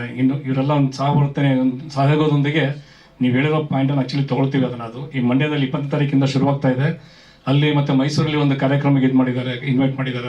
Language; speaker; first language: Kannada; native; Kannada